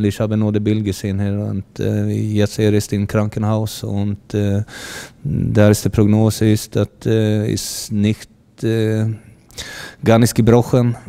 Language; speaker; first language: German; non-native, fluent; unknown